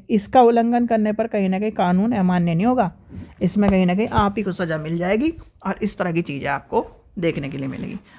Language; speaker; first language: Hindi; native; Hindi